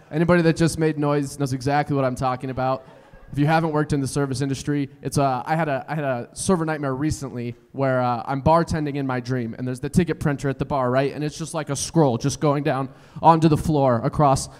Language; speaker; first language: English; native; English